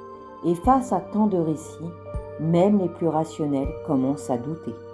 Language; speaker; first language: French; native; French